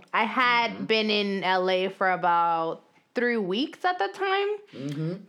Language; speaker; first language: English; early bilingual, other home language; Spanish